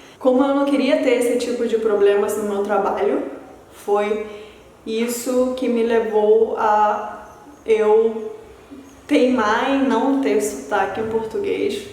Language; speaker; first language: Portuguese; early bilingual, other home language; Spanish